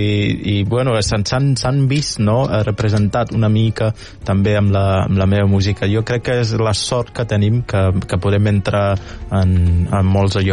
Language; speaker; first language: Catalan; non-native, fluent; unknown